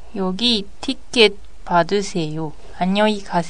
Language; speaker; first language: Korean; non-native, learner; Japanese